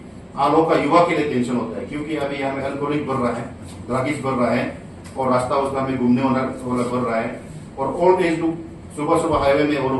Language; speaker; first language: Hindi; non-native, local second language; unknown